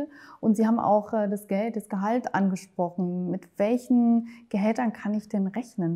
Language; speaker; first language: German; native; German